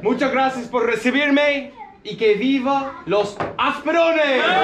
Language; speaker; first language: Spanish; non-native, fluent; English